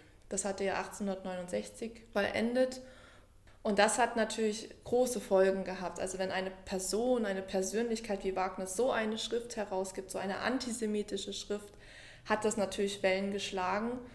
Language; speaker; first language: German; native; German